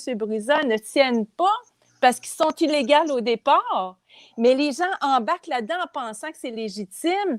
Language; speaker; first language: French; native; French